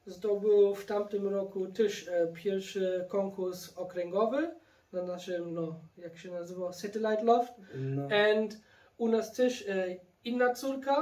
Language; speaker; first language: Polish; early bilingual, heritage; German